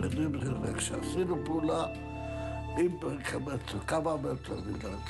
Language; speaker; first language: Hebrew; non-native, fluent; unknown